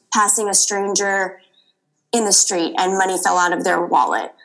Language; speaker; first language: English; native; English